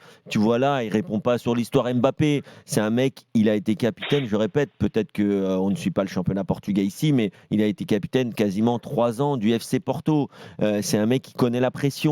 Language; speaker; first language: French; native; French